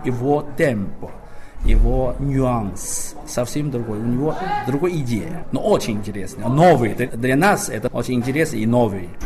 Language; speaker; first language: Russian; non-native, learner; Chinese